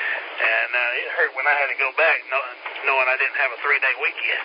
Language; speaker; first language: English; native; English